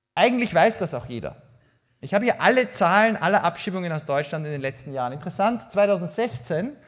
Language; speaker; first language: German; native; German